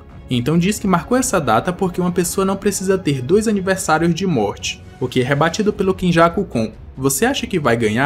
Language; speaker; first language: Portuguese; native; Portuguese